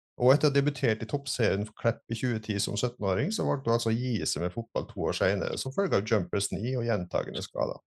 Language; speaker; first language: Norwegian; native; Norwegian